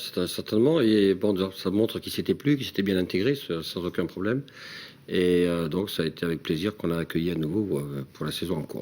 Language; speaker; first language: French; native; French